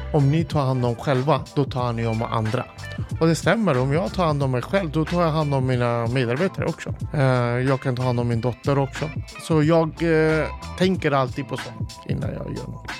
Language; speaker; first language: Swedish; non-native, fluent; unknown